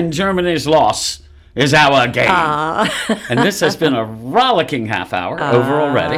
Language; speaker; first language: English; native; English